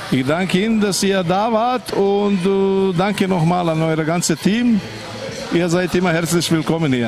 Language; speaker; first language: German; non-native, fluent; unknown